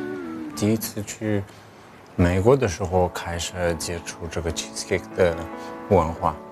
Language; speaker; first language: Chinese; non-native, fluent; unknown